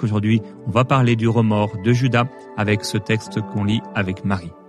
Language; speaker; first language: French; native; French